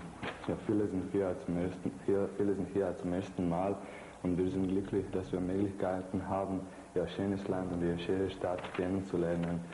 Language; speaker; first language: German; non-native, fluent; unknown